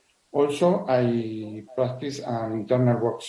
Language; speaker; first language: English; non-native, learner; Spanish